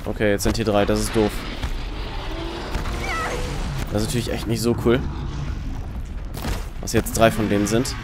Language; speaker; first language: German; native; German